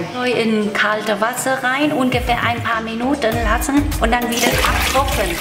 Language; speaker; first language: German; non-native, learner; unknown